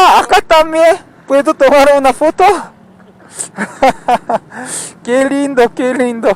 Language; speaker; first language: Spanish; non-native, learner; Korean